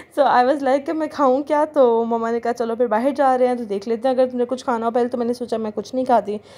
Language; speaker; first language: Urdu; native; Urdu